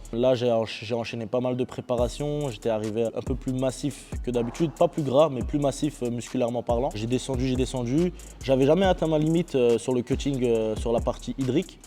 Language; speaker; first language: French; early bilingual, other home language; Chechen